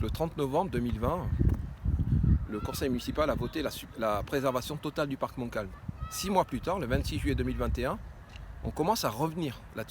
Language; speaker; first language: French; native; French